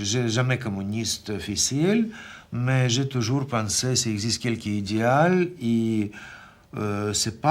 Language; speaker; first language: French; non-native, learner; Russian